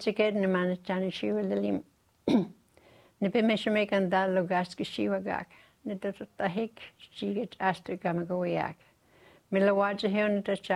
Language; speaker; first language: English; non-native, fluent; Cree